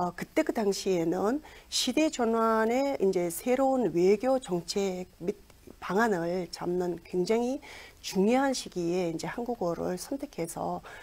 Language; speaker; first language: Korean; non-native, fluent; Mongolian